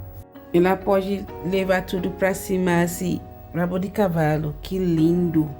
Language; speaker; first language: Portuguese; non-native, learner; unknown